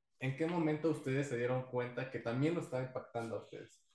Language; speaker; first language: Spanish; native; Spanish